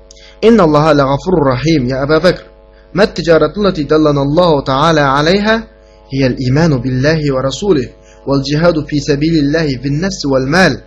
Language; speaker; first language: Arabic; non-native, fluent; Uyghur